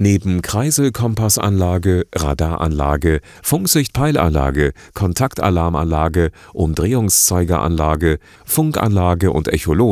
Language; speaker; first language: German; native; German